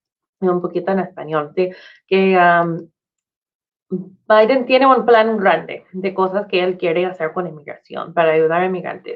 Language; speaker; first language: Spanish; non-native, fluent; English